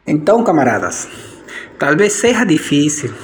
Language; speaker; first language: Portuguese; non-native, fluent; Spanish